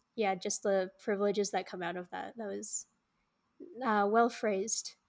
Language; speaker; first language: English; native; English